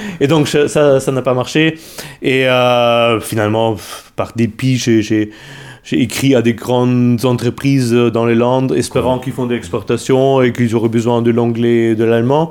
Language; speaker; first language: French; non-native, fluent; German